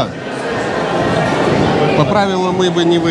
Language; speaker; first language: Russian; non-native, local second language; Lithuanian